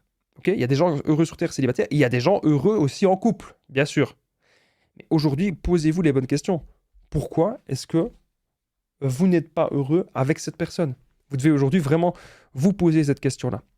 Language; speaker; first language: French; native; French